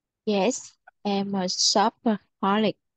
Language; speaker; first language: English; non-native, learner; Vietnamese